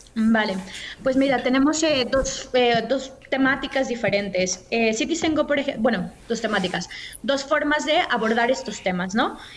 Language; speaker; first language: Spanish; native; Spanish